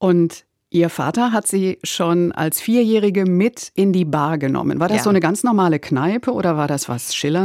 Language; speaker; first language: German; native; German